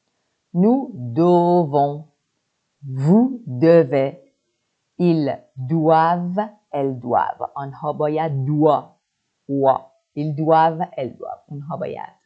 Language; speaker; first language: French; non-native, fluent; Persian